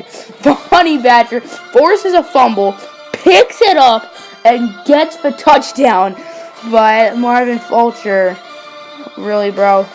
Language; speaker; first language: English; native; English